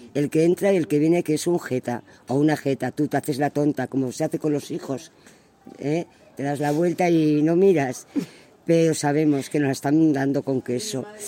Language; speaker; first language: Spanish; native; Spanish